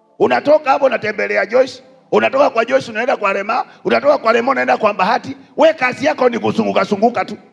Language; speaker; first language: Swahili; non-native, local second language; Kikuyu